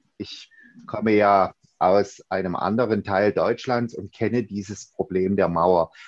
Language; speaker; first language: German; native; German